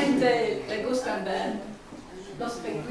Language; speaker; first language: Spanish; non-native, learner; English